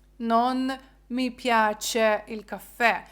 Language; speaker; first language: Italian; non-native, fluent; Ukrainian